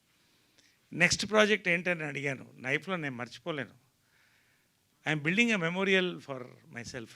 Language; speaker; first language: Telugu; native; Telugu